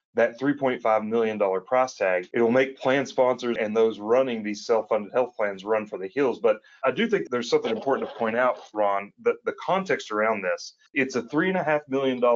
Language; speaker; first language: English; native; English